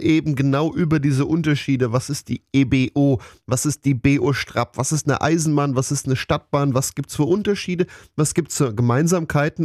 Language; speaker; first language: German; native; German